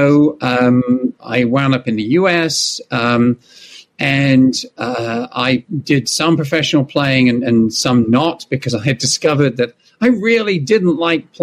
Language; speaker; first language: English; native; English